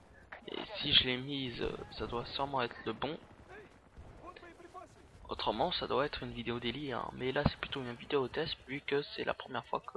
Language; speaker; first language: French; native; French